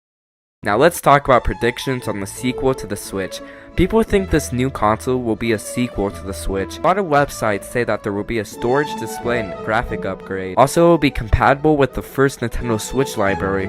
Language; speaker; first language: English; native; English